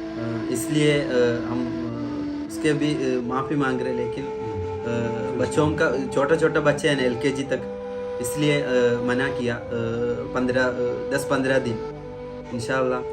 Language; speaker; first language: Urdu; non-native, local second language; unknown